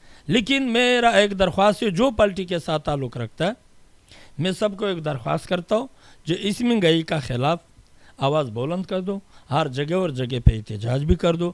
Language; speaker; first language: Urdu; non-native, local second language; Pashto